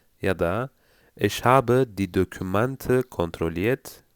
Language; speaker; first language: German; non-native, fluent; Turkish